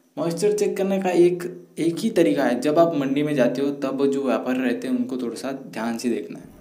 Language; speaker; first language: Hindi; non-native, local second language; Marathi